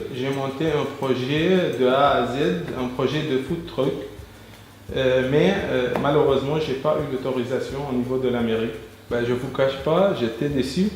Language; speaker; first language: French; non-native, fluent; Arabic